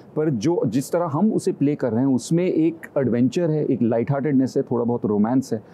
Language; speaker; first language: Hindi; native; Hindi